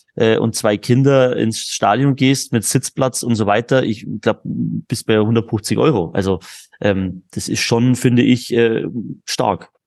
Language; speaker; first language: German; native; German